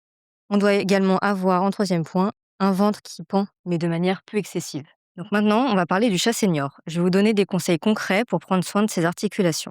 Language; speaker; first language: French; native; French